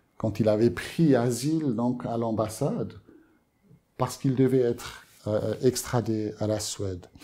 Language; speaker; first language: French; native; French